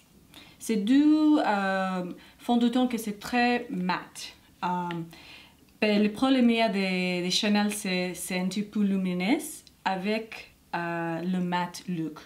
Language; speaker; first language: French; non-native, learner; English